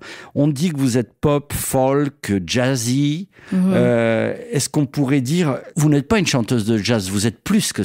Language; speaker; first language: French; native; French